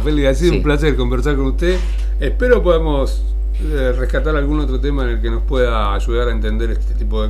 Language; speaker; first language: Spanish; native; Spanish